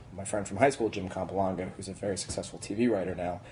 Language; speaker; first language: English; native; English